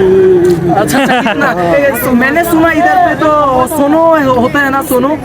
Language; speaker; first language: Hindi; non-native, learner; Bangla